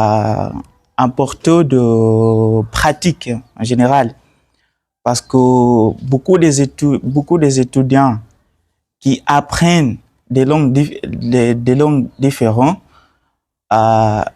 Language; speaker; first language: French; non-native, learner; Swahili